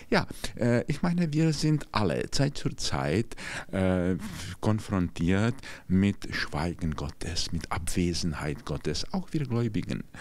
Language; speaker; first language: German; non-native, fluent; Czech